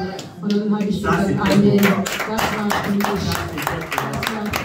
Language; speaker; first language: German; non-native, fluent; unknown